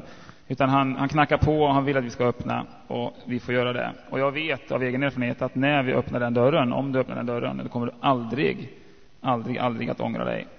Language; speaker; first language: Swedish; native; Swedish